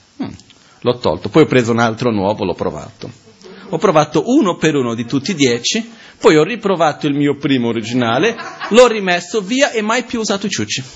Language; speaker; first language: Italian; non-native, fluent; Portuguese